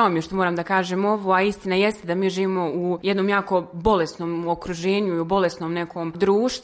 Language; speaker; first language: Croatian; native; Croatian